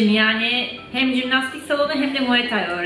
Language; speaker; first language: Turkish; native; Turkish